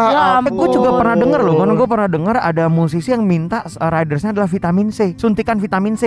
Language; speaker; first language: Indonesian; native; Indonesian